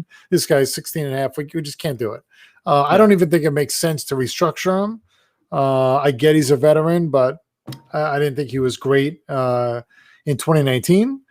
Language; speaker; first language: English; native; English